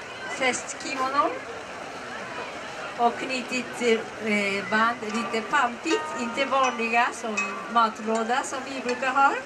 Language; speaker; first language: Swedish; non-native, learner; Japanese